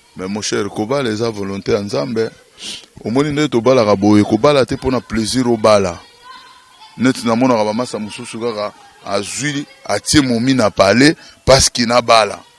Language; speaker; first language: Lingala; non-native, local second language; Swahili